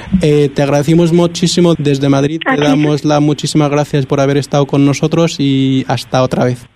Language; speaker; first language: Spanish; native; Spanish